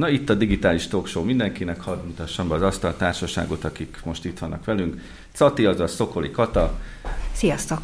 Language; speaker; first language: Hungarian; native; Hungarian